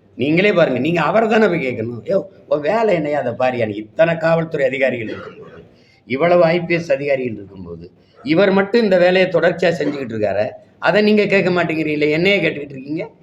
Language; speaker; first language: Tamil; native; Tamil